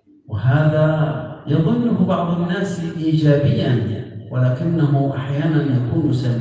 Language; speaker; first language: Arabic; non-native, fluent; Indonesian